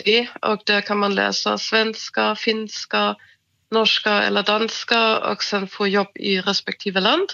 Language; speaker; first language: Swedish; non-native, fluent; German